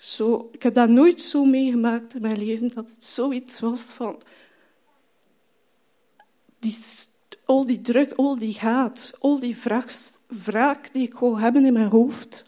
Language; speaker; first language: Dutch; non-native, fluent; French